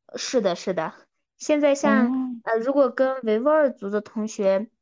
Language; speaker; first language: Chinese; non-native, local second language; Kyrgyz